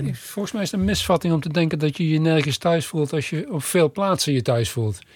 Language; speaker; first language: Dutch; native; Dutch